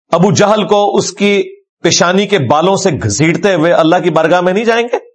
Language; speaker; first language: Urdu; non-native, local second language; Punjabi